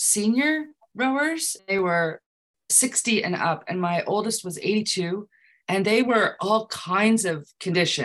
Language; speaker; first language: English; native; English